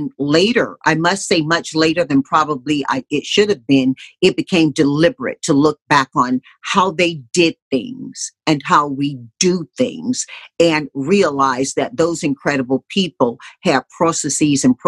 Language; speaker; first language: English; native; English